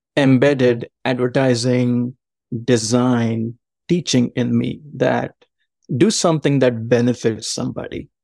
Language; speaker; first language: English; non-native, local second language; Marathi